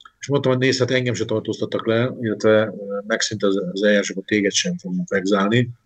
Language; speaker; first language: Hungarian; native; Hungarian